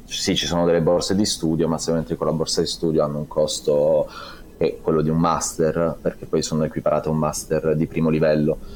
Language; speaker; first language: Italian; native; Italian